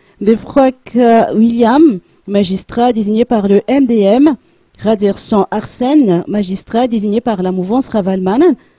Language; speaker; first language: French; non-native, local second language; Malagasy